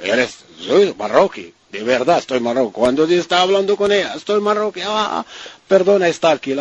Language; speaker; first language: Spanish; non-native, learner; Arabic